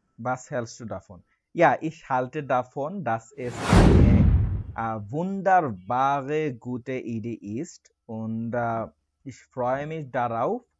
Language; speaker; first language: German; non-native, learner; Bangla